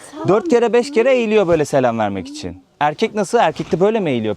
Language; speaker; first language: Turkish; native; Turkish